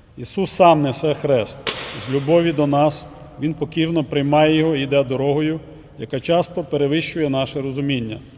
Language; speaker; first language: Ukrainian; native; Ukrainian